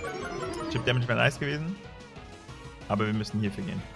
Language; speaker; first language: German; native; German